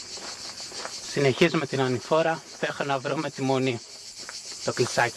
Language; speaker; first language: Greek; native; Greek